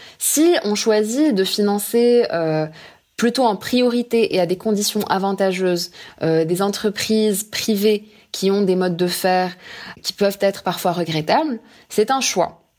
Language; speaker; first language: French; non-native, local second language; Arabic